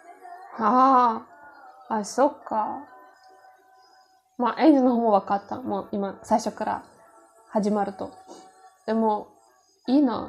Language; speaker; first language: Japanese; non-native, learner; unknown